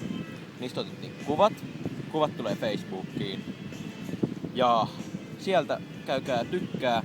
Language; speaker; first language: Finnish; native; Finnish